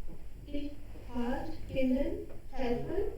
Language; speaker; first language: German; non-native, learner; Hindi